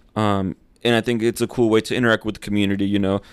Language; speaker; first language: English; early bilingual, other home language; Spanish